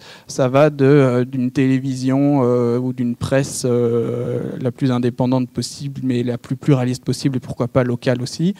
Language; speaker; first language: French; native; French